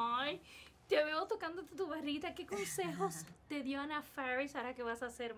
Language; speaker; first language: Spanish; native; Spanish